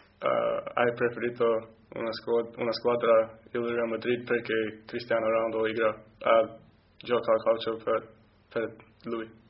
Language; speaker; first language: Italian; non-native, learner; English